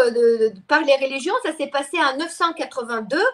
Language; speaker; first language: French; non-native, fluent; Russian